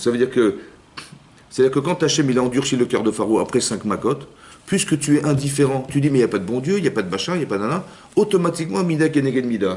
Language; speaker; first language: French; native; French